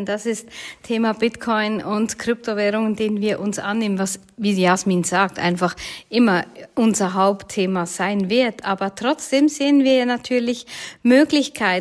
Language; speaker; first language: German; native; German